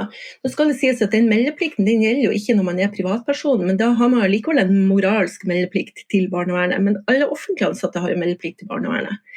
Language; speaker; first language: Norwegian; native; Norwegian